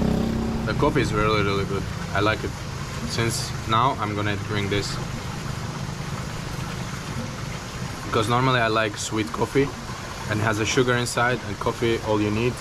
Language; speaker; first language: English; non-native, fluent; Azerbaijani